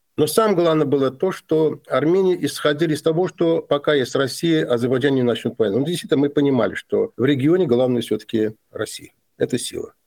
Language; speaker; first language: Russian; non-native, local second language; Azerbaijani